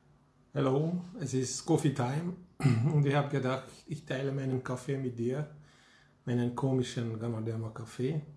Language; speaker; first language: German; non-native, fluent; Hungarian